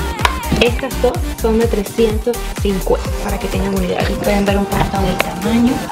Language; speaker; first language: Spanish; native; Spanish